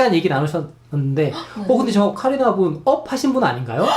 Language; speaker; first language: Korean; native; Korean